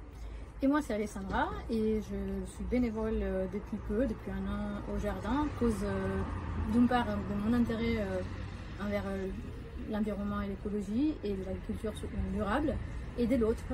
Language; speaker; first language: French; non-native, fluent; Italian